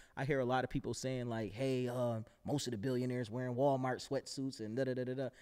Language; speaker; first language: English; native; English